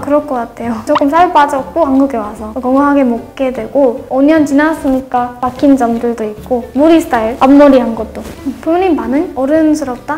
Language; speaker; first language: Korean; non-native, fluent; English